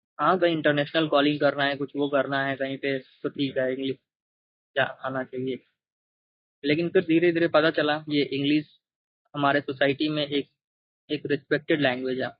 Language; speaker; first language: Hindi; native; Hindi